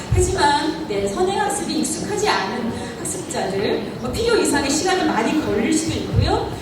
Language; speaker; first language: Korean; native; Korean